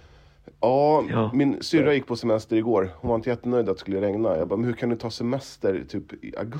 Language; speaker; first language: Swedish; native; Swedish